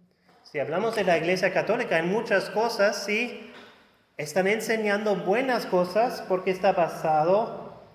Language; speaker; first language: Spanish; non-native, fluent; German